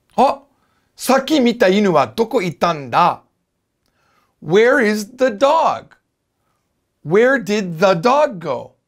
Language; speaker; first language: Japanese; non-native, fluent; English